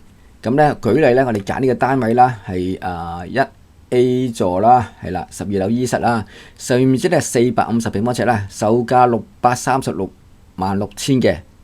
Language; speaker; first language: Cantonese; native; Cantonese